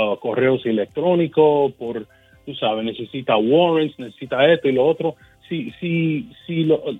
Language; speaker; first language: Spanish; early bilingual, heritage; Spanish